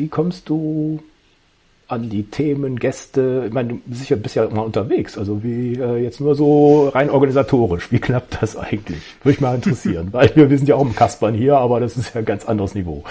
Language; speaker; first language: German; native; German